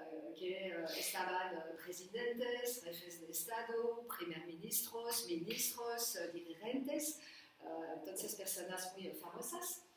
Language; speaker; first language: Spanish; non-native, learner; French